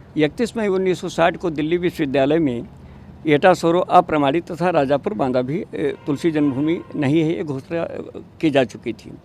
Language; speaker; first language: Hindi; native; Hindi